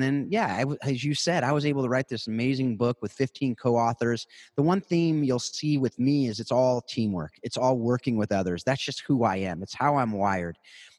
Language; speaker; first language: English; native; English